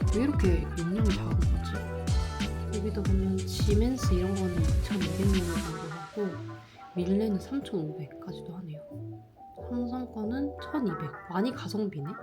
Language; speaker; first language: Korean; native; Korean